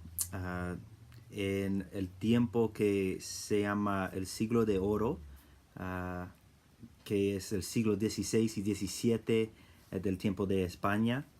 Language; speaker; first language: Spanish; non-native, fluent; English